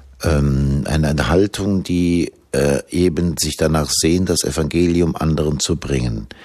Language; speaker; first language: German; native; German